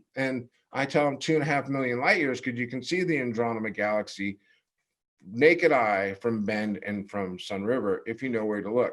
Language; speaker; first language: English; native; English